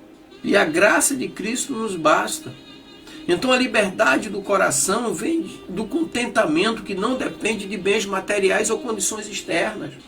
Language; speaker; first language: Portuguese; native; Portuguese